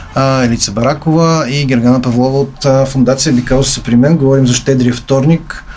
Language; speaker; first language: Bulgarian; native; Bulgarian